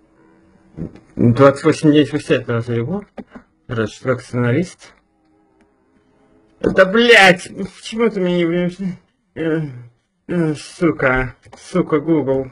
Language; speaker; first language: Russian; native; Russian